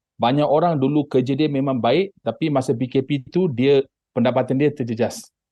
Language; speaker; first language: Malay; non-native, local second language; Tamil